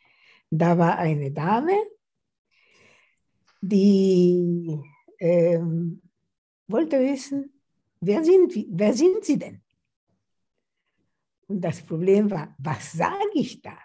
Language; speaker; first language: German; non-native, fluent; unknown